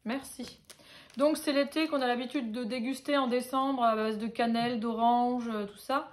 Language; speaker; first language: French; native; French